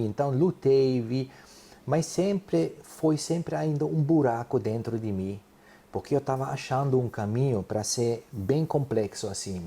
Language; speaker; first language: Portuguese; non-native, fluent; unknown